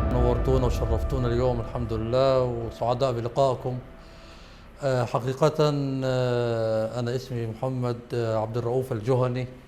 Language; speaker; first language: Arabic; native; Arabic